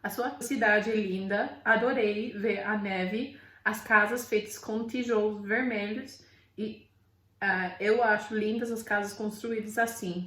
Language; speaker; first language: Portuguese; non-native, fluent; English